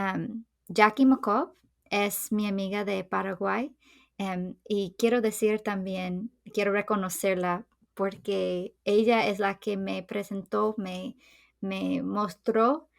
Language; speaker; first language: Spanish; non-native, fluent; English